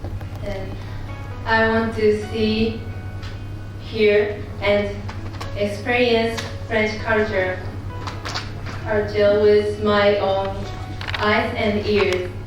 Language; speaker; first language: English; non-native, learner; Japanese